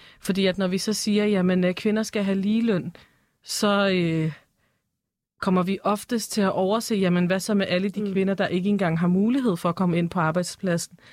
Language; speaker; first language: Danish; early bilingual, other home language; Persian